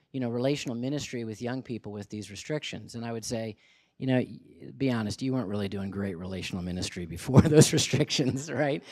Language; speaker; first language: English; native; English